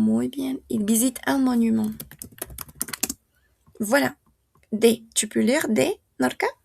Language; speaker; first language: French; non-native, fluent; Spanish